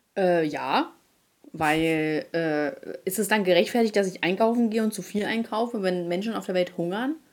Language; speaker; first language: German; early bilingual, other home language; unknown